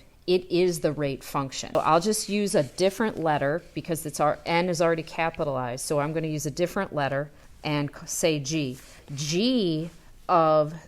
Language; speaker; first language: English; native; English